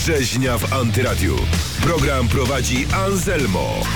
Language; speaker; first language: Polish; native; Polish